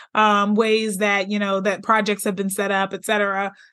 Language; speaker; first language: English; native; English